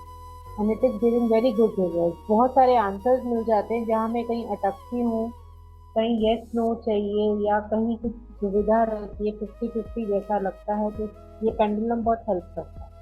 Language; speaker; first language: Hindi; native; Hindi